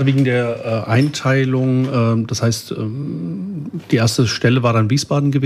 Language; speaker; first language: German; early bilingual, other home language; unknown